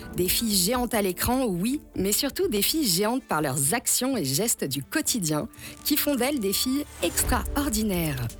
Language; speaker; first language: French; native; French